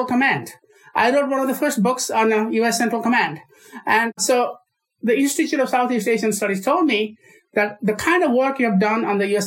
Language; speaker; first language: English; non-native, local second language; Odia